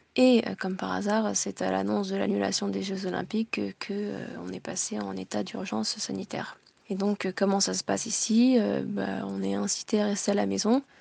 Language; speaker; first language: French; early bilingual, heritage; Japanese